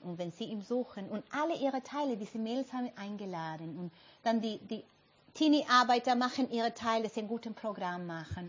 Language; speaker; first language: German; non-native, fluent; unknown